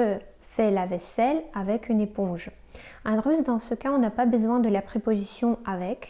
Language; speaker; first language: French; non-native, fluent; Russian